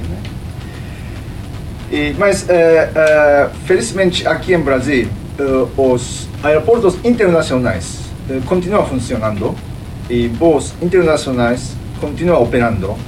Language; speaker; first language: Portuguese; non-native, fluent; Japanese